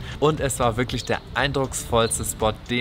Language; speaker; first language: German; native; German